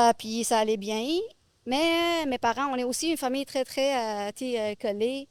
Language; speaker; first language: French; non-native, local second language; Arabic